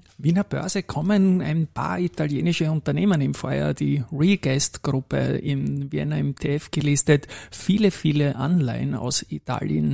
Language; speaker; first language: German; native; German